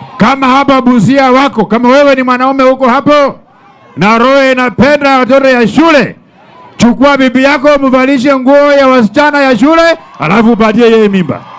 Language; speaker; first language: Swahili; non-native, local second language; Luyia